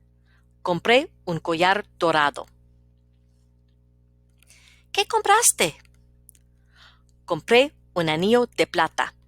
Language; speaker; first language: Spanish; non-native, fluent; English